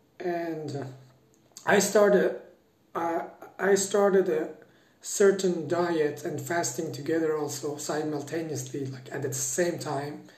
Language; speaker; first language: English; non-native, fluent; Persian